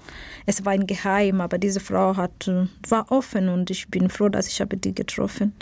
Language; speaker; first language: German; non-native, fluent; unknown